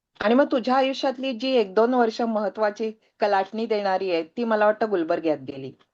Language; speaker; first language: Marathi; native; Marathi